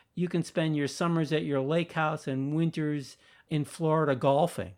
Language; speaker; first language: English; native; English